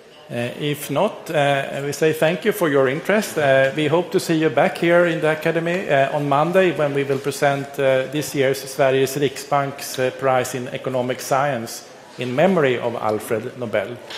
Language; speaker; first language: English; non-native, fluent; Swedish